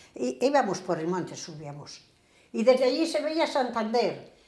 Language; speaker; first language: Spanish; native; Spanish